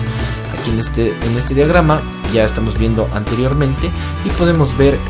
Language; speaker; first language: Spanish; native; Spanish